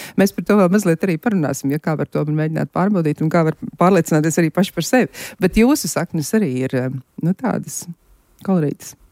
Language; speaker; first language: Latvian; native; Latvian